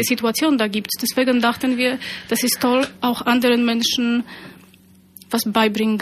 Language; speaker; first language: German; non-native, fluent; Polish